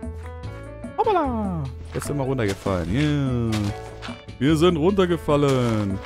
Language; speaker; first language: German; native; German